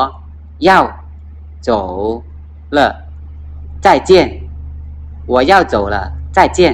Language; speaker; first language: Chinese; non-native, fluent; Khmer